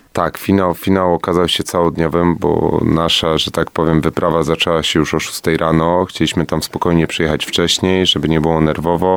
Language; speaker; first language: Polish; native; Polish